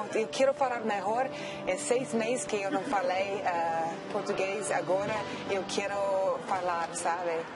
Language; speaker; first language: Portuguese; non-native, learner; English